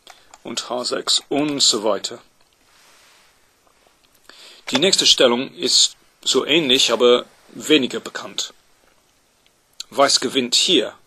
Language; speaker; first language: German; non-native, fluent; English